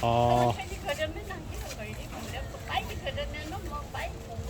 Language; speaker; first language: Korean; native; Korean